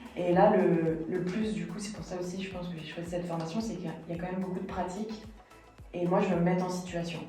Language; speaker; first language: French; native; French